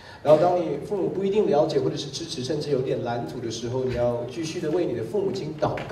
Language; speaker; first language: Chinese; native; Chinese